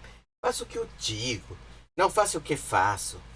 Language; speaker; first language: Portuguese; non-native, fluent; English